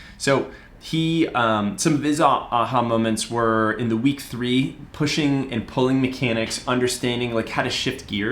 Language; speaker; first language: English; native; English